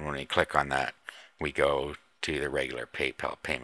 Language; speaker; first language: English; native; English